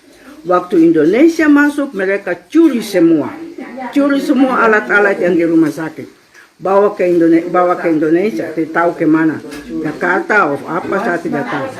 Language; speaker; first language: Indonesian; non-native, local second language; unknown